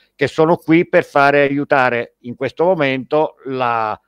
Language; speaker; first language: Italian; native; Italian